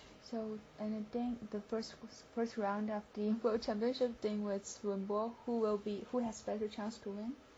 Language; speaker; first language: English; non-native, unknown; Chinese